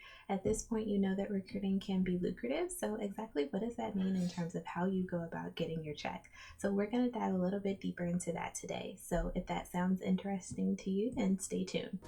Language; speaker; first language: English; native; English